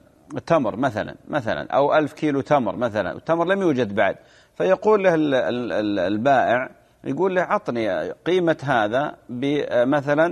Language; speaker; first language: Arabic; native; Arabic